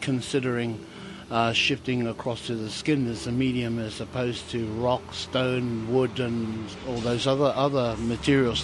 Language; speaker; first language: English; native; English